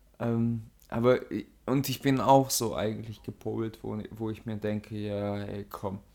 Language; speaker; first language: German; early bilingual, other home language; Russian